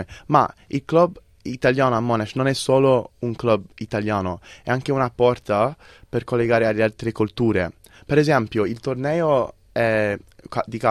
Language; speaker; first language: Italian; early bilingual, heritage; English